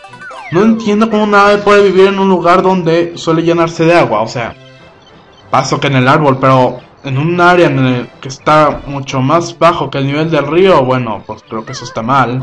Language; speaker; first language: Spanish; native; Spanish